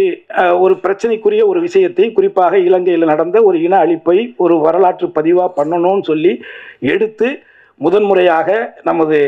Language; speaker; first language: Tamil; native; Tamil